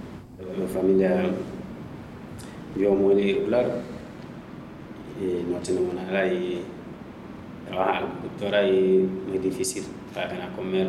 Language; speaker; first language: Spanish; non-native, learner; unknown